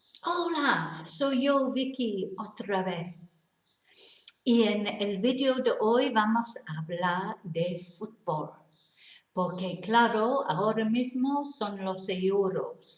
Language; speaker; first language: Spanish; non-native, learner; English